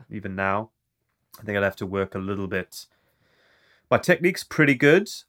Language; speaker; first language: English; native; English